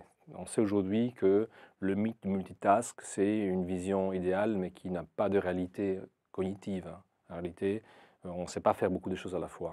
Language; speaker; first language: French; non-native, fluent; Italian